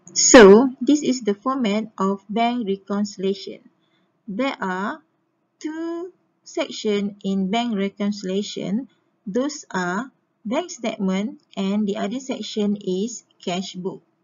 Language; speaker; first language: English; non-native, local second language; Malay